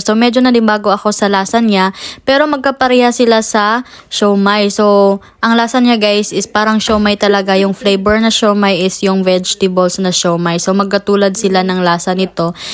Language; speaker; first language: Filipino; non-native, local second language; Cebuano